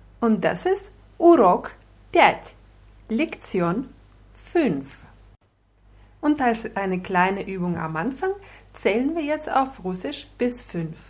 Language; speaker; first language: German; non-native, fluent; Russian